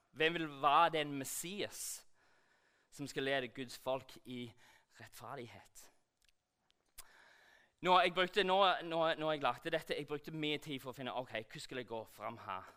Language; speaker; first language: Norwegian; non-native, fluent; English